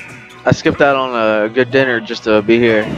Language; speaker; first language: English; native; English